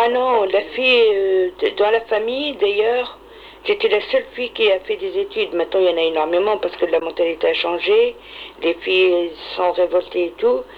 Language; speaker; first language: French; non-native, local second language; Arabic